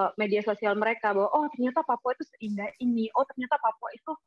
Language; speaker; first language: Indonesian; native; Indonesian